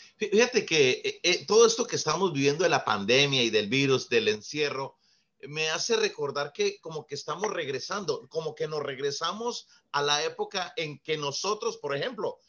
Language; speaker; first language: Spanish; native; Spanish